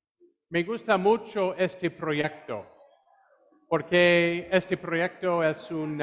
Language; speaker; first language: Spanish; non-native, fluent; English